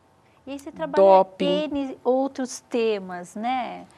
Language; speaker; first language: Portuguese; native; Portuguese